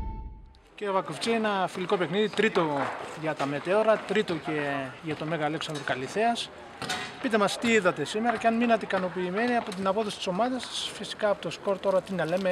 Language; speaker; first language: Greek; native; Greek